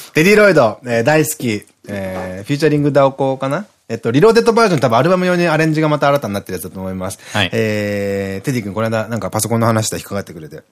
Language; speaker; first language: Japanese; native; Japanese